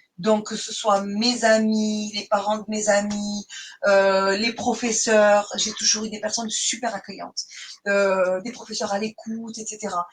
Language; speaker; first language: French; non-native, fluent; Portuguese